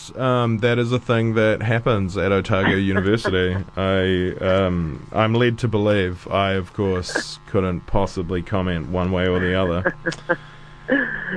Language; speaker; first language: English; native; English